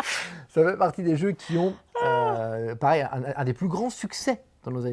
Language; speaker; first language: French; native; French